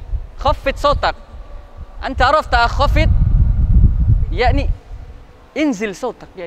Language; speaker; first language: Arabic; non-native, fluent; Indonesian